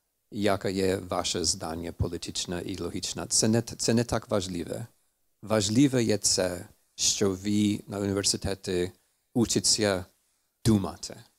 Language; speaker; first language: Ukrainian; non-native, fluent; English